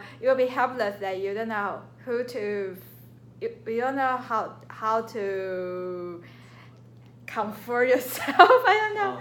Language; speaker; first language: English; non-native, learner; Chinese